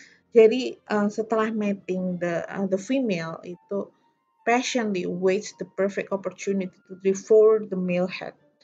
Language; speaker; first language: English; non-native, fluent; Indonesian